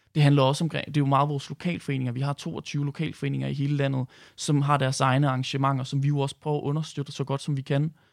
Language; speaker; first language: Danish; native; Danish